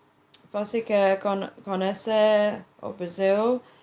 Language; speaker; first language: Portuguese; non-native, learner; English